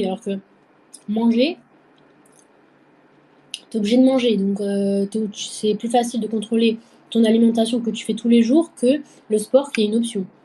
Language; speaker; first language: French; native; French